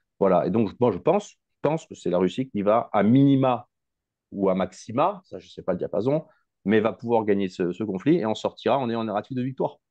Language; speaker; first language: French; native; French